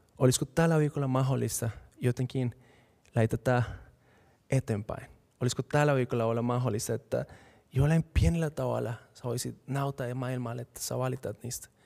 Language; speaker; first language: Finnish; non-native, fluent; Spanish